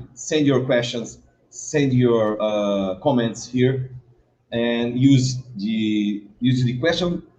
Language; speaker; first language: English; non-native, learner; Portuguese